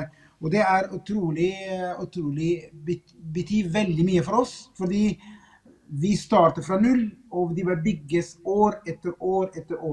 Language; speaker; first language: Swedish; non-native, fluent; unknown